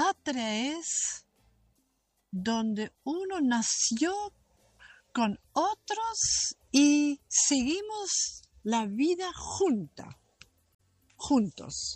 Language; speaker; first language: Spanish; non-native, local second language; German